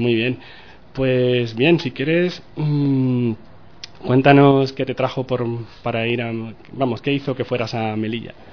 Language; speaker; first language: Spanish; native; Spanish